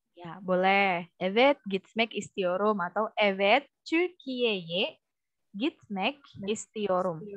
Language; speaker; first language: Turkish; non-native, learner; Indonesian